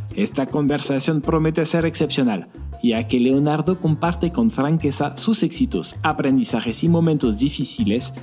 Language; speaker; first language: Spanish; non-native, fluent; French